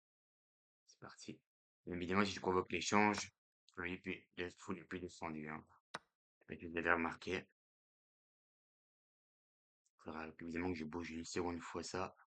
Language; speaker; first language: French; native; French